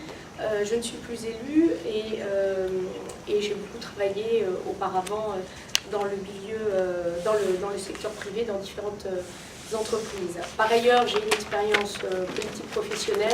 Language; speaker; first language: French; native; French